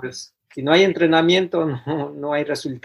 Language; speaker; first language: Spanish; native; Spanish